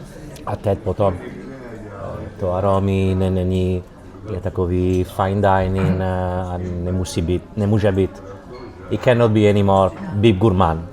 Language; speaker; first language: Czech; non-native, learner; Italian